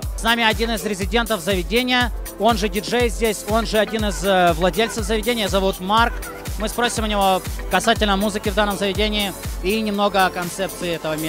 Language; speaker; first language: Russian; native; Russian